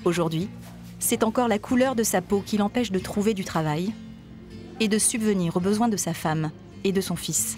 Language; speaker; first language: French; native; French